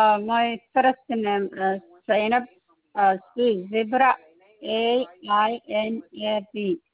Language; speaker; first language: English; non-native, learner; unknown